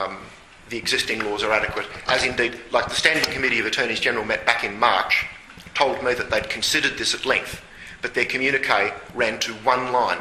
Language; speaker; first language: English; native; English